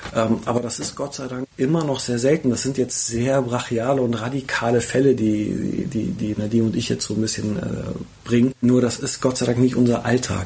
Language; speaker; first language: German; early bilingual, other home language; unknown